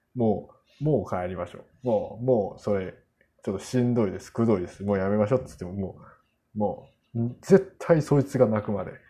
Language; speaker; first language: Japanese; non-native, fluent; Korean